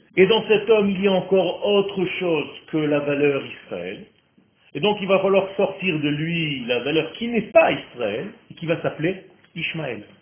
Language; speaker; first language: French; non-native, fluent; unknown